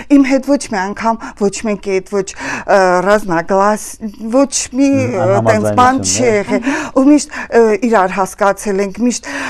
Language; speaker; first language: Armenian; native; Armenian